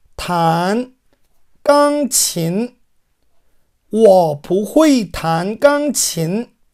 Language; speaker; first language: Chinese; non-native, fluent; Korean